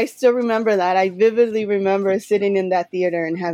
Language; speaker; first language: English; native; English